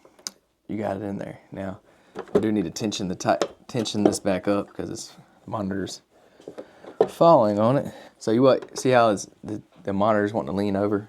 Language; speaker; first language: English; native; English